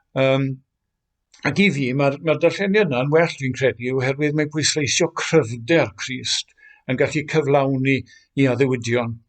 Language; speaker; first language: Welsh; native; Welsh